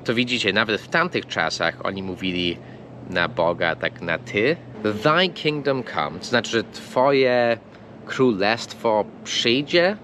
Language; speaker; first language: Polish; non-native, fluent; English